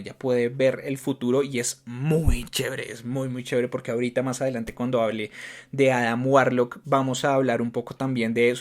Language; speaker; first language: Spanish; native; Spanish